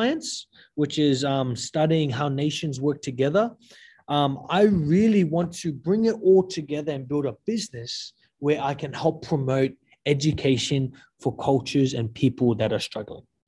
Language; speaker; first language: English; native; English